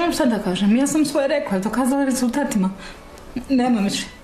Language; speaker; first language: Serbian; native; Serbian